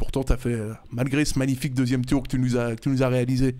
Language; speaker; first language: French; native; French